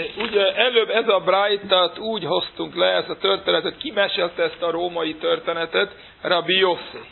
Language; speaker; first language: Hungarian; non-native, fluent; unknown